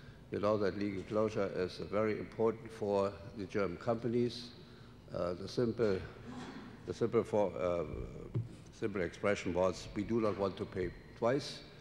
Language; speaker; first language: English; non-native, fluent; German